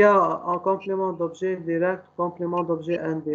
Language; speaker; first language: French; non-native, learner; Arabic